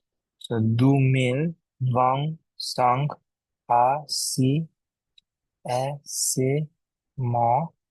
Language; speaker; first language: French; non-native, learner; Bangla